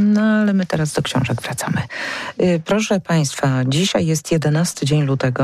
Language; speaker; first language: Polish; native; Polish